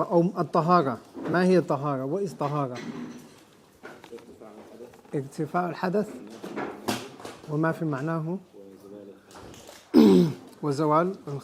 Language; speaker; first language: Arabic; non-native, fluent; English